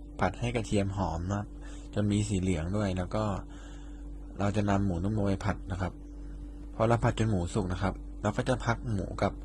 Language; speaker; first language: Thai; native; Thai